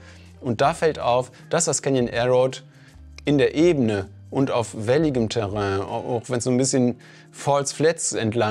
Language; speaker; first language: German; native; German